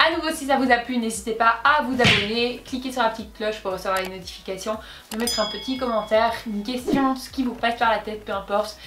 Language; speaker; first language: French; native; French